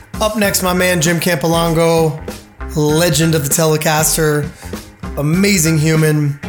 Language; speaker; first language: English; native; English